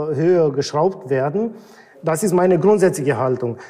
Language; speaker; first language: German; non-native, fluent; Romanian